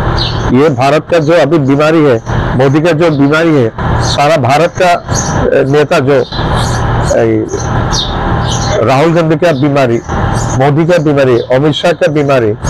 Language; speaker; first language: Hindi; non-native, learner; Bangla